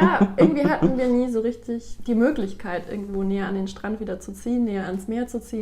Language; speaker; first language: German; native; German